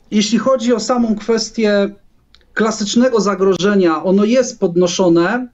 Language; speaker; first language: Polish; native; Polish